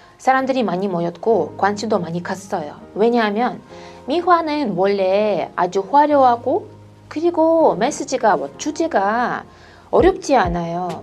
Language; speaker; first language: Korean; non-native, fluent; Russian